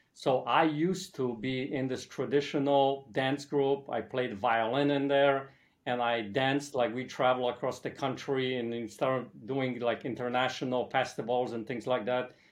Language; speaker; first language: English; early bilingual, other home language; Polish